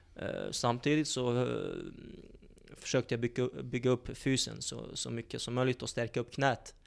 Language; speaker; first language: Swedish; early bilingual, other home language; Bosnian